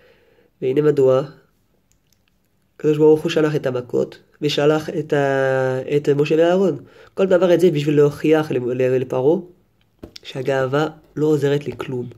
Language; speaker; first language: Hebrew; non-native, fluent; French